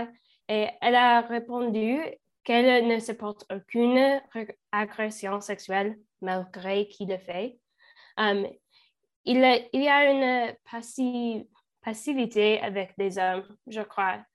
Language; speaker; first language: French; non-native, learner; English